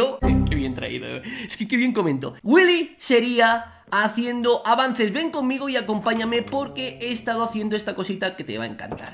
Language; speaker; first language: Spanish; native; Spanish